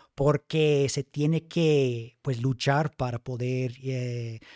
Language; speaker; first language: Spanish; non-native, fluent; English